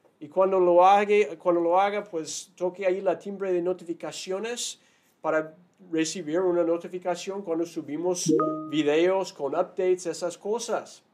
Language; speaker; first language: Spanish; non-native, fluent; English